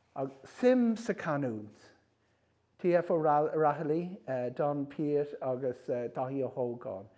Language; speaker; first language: Irish; non-native, local second language; English